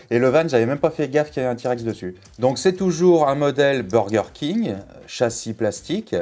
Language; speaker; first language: French; native; French